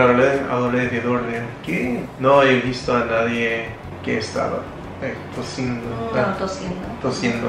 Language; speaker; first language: Spanish; non-native, fluent; English